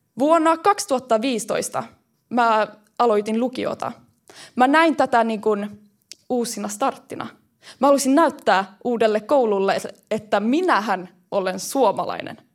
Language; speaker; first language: Finnish; early bilingual, heritage; Swedish